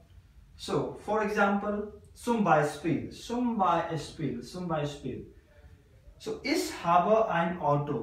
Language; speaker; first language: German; non-native, learner; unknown